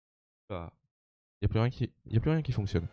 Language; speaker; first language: French; native; French